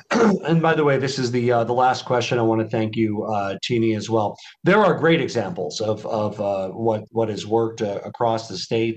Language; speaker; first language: English; native; English